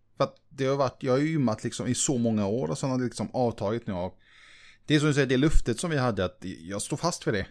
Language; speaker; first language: Swedish; native; Swedish